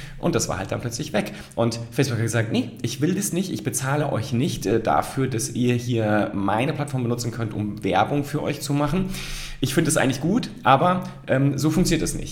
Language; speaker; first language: German; native; German